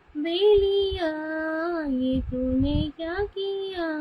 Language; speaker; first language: Hindi; non-native, local second language; Marathi